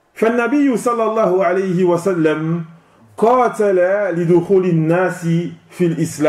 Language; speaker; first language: Arabic; non-native, fluent; French